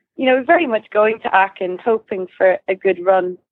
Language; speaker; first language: English; native; English